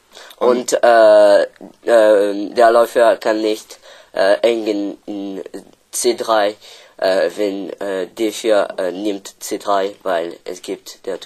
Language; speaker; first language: German; non-native, learner; French